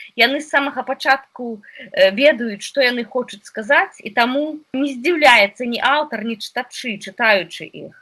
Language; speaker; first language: Belarusian; non-native, local second language; Russian